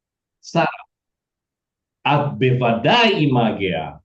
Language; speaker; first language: Hebrew; non-native, fluent; Indonesian